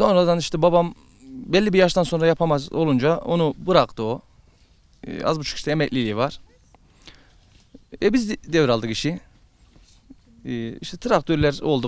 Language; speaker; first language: Turkish; native; Turkish